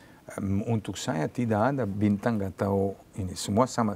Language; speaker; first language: Indonesian; non-native, fluent; Serbian